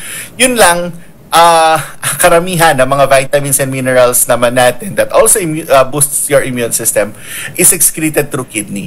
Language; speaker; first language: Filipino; native; Filipino